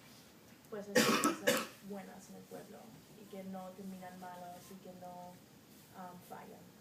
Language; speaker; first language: Spanish; non-native, learner; English